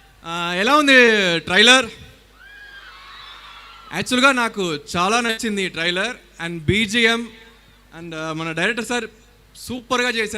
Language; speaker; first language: Telugu; non-native, fluent; Tamil